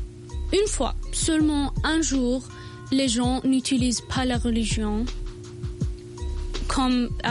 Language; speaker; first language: French; non-native, local second language; Arabic